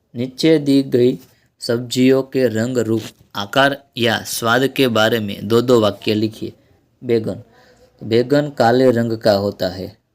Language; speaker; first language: Hindi; non-native, local second language; Gujarati